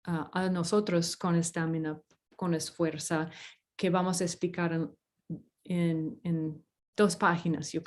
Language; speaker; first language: Spanish; non-native, fluent; English